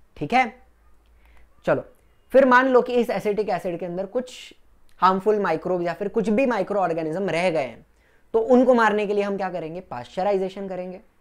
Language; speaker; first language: Hindi; non-native, local second language; Gujarati